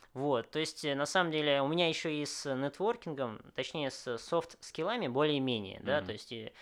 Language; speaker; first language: Russian; early bilingual, other home language; Vietnamese